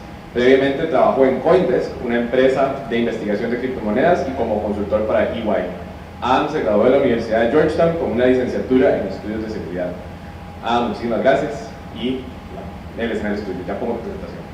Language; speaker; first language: Spanish; native; Spanish